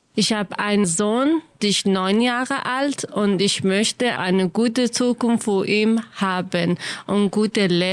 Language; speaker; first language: German; non-native, learner; Kurdish